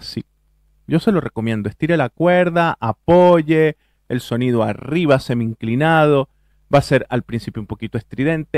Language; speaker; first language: Spanish; native; Spanish